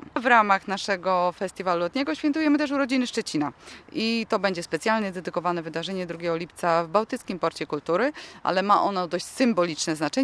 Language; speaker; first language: Polish; native; Polish